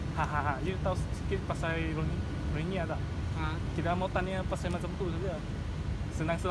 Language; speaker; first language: Indonesian; non-native, local second language; Chinese